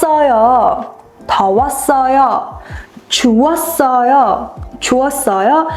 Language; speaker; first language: Korean; non-native, fluent; Mongolian